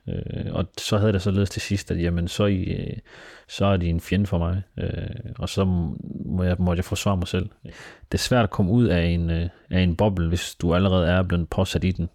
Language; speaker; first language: Danish; early bilingual, other home language; Somali